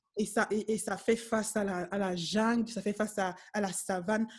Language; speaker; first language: French; native; French